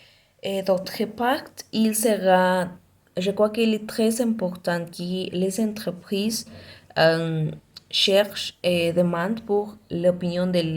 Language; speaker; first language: French; non-native, learner; Spanish